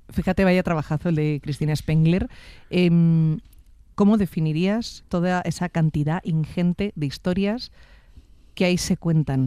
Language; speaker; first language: Spanish; native; Spanish